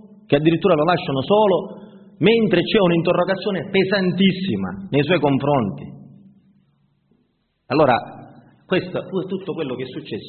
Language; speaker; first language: Italian; native; Italian